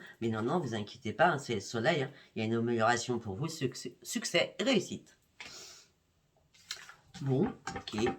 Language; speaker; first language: French; native; French